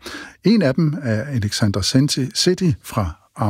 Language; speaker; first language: Danish; native; Danish